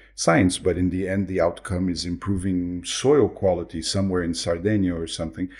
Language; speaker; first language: English; non-native, fluent; Portuguese